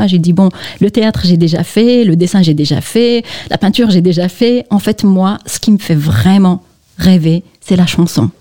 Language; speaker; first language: French; non-native, local second language; Kabyle